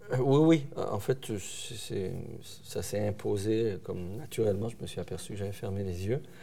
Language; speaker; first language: French; early bilingual, other home language; Persian